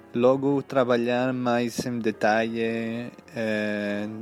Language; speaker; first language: Portuguese; non-native, learner; Greek